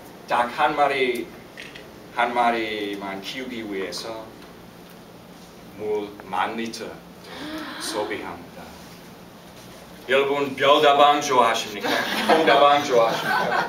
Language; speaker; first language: Korean; non-native, fluent; English